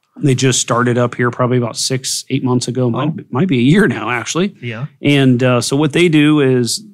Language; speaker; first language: English; native; English